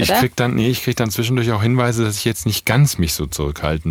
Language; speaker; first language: German; native; German